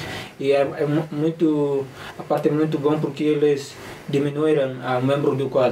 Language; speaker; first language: Portuguese; non-native, learner; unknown